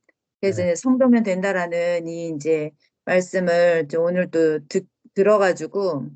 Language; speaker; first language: Korean; native; Korean